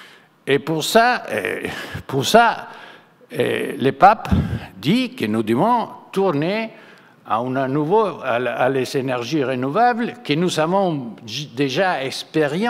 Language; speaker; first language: French; non-native, fluent; Spanish